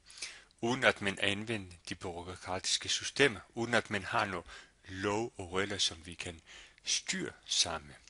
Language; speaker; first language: Danish; non-native, fluent; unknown